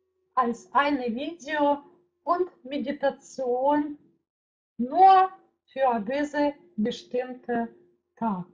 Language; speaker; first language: German; non-native, fluent; Russian